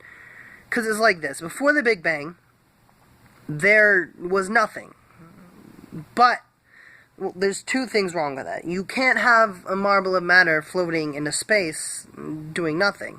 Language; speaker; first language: English; native; English